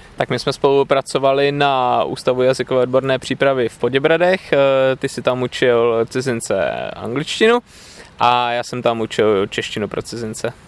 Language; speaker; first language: Czech; native; Czech